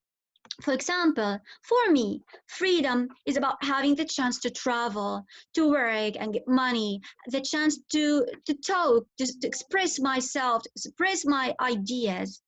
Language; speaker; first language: English; non-native, fluent; Arabic